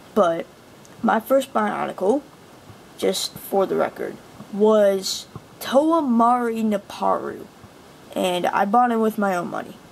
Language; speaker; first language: English; native; English